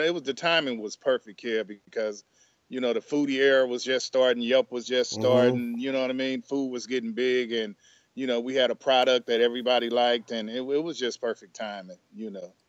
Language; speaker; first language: English; native; English